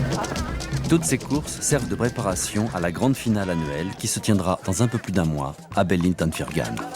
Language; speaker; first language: French; native; French